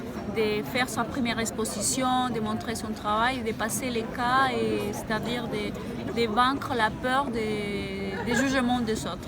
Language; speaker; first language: French; non-native, fluent; Spanish